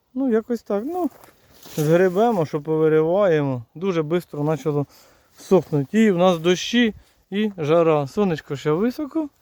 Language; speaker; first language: Ukrainian; native; Ukrainian